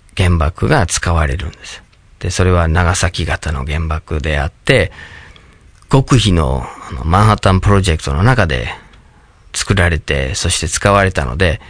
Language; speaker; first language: Japanese; non-native, fluent; English